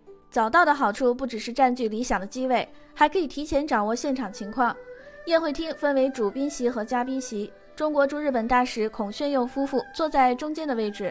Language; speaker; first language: Chinese; native; Chinese